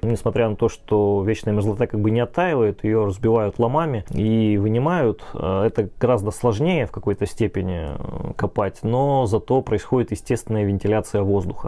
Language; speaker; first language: Russian; native; Russian